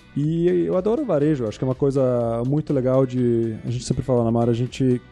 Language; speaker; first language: Portuguese; non-native, fluent; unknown